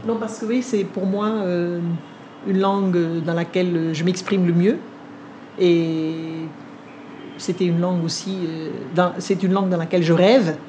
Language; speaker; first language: French; non-native, local second language; Vietnamese